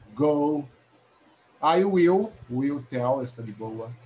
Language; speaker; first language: English; non-native, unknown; Portuguese